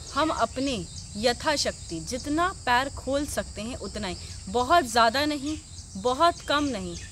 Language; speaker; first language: Hindi; native; Hindi